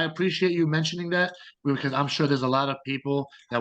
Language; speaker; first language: English; native; English